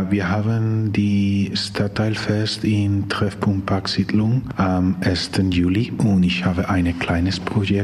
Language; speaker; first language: German; non-native, learner; Spanish